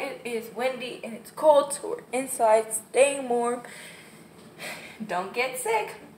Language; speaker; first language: English; early bilingual, other home language; Spanish